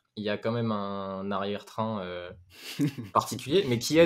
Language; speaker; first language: French; native; French